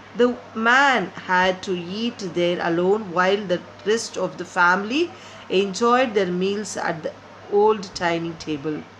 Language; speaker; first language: English; non-native, local second language; Tamil